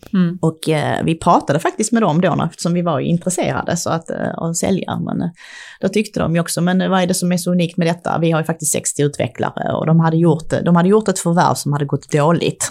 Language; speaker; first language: Swedish; early bilingual, other home language; Czech